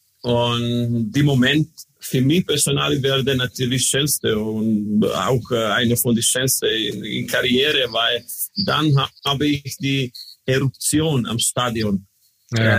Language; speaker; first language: German; non-native, learner; Croatian